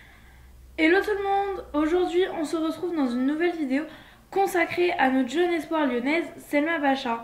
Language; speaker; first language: French; native; French